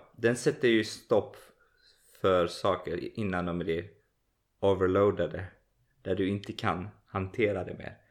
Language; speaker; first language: Swedish; early bilingual, other home language; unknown